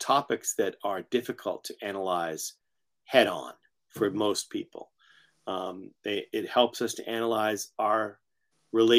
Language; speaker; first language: English; native; English